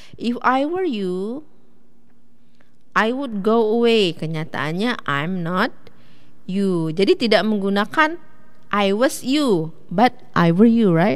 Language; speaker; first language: English; non-native, fluent; Indonesian